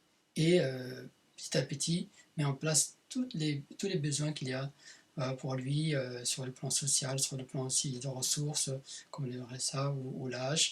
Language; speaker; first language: French; native; French